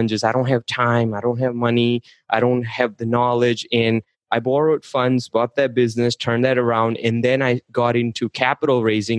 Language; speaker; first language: English; non-native, local second language; Gujarati